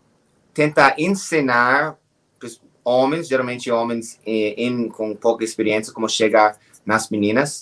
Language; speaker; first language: Portuguese; non-native, fluent; English